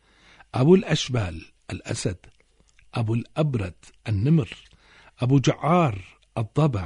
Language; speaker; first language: Arabic; native; Arabic